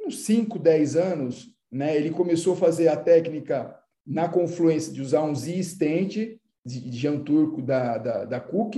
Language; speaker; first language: Portuguese; native; Portuguese